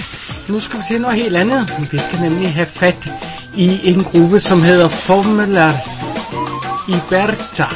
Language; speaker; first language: Danish; native; Danish